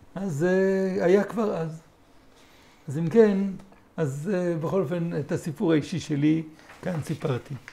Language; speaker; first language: Hebrew; native; Hebrew